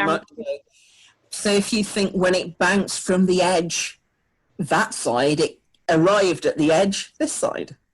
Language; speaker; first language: English; native; English